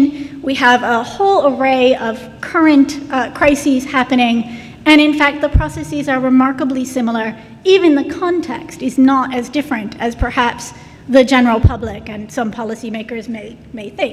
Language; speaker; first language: English; native; English